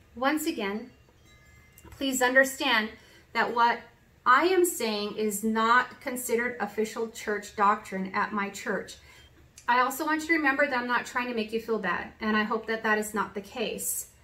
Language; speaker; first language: English; native; English